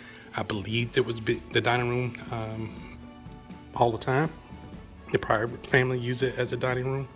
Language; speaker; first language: English; native; English